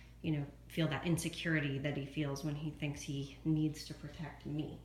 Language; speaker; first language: English; native; English